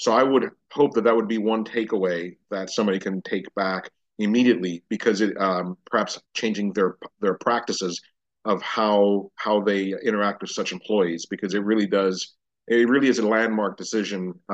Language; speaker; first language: English; native; English